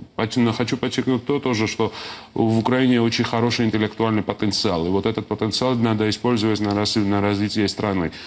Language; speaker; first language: Russian; non-native, local second language; Georgian